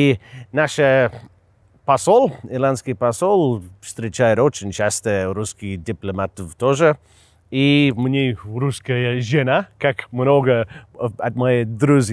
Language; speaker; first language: Russian; non-native, learner; English